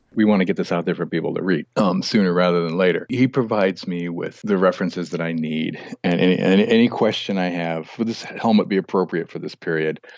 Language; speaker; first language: English; native; English